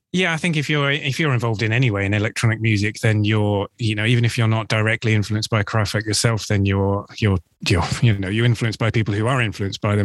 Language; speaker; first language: English; native; English